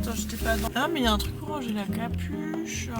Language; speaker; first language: French; native; French